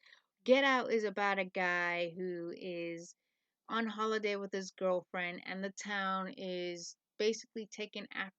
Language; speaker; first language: English; native; English